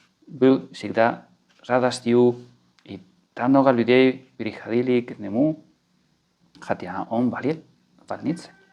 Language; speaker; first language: Russian; non-native, fluent; Spanish